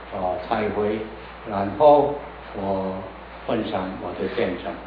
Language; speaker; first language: Chinese; non-native, learner; Korean